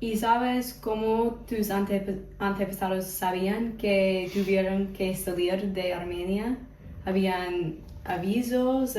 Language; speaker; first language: Spanish; non-native, fluent; English